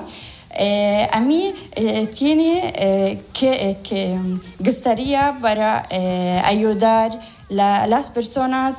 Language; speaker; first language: Spanish; non-native, learner; Arabic